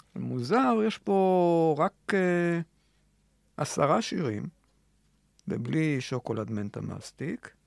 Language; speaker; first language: Hebrew; native; Hebrew